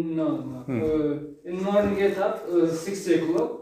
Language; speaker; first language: English; non-native, learner; Turkmen